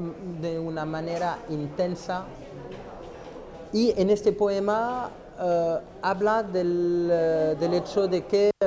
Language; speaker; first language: Spanish; non-native, fluent; French